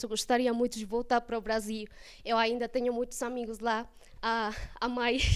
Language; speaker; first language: Portuguese; non-native, fluent; Spanish